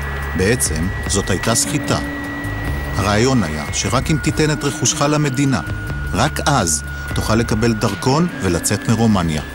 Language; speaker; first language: Hebrew; native; Hebrew